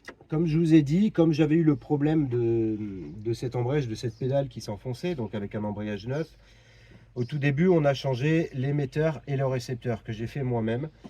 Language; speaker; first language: French; native; French